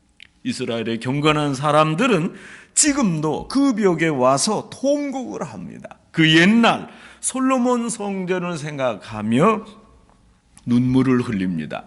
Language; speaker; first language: Korean; native; Korean